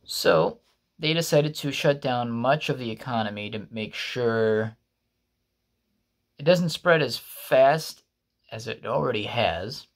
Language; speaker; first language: English; native; English